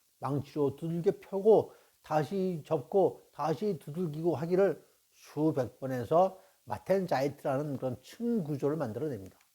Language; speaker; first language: Korean; native; Korean